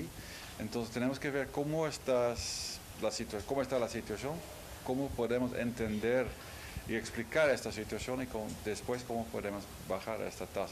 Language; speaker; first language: Spanish; non-native, fluent; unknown